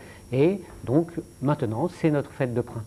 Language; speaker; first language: French; native; French